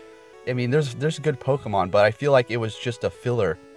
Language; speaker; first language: English; native; English